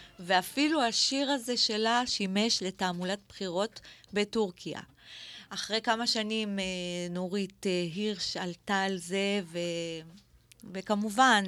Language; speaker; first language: Hebrew; native; Hebrew